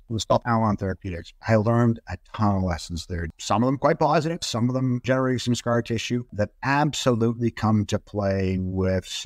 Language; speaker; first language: English; native; English